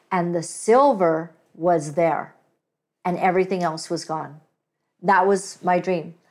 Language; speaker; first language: English; native; English